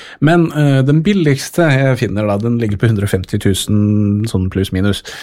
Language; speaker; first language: Norwegian; native; Norwegian